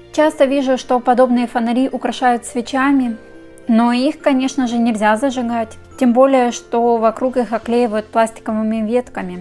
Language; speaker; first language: Russian; native; Russian